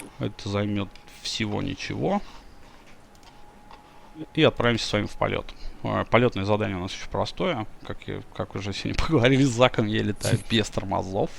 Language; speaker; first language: Russian; native; Russian